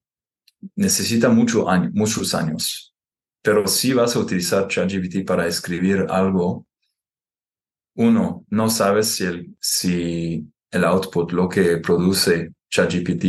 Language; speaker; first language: Spanish; non-native, fluent; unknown